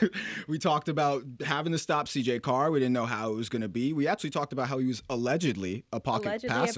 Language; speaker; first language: English; native; English